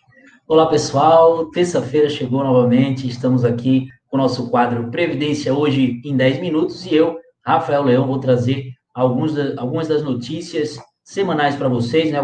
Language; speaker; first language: Portuguese; native; Portuguese